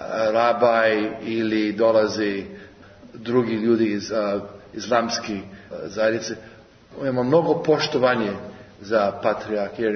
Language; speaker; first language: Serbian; non-native, learner; English